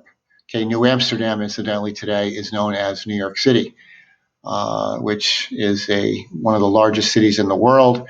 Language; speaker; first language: English; native; English